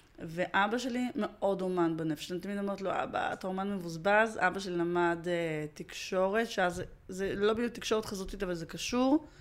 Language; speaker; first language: Hebrew; early bilingual, other home language; Russian